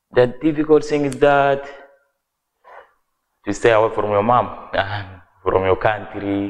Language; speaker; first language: English; non-native, learner; Arabic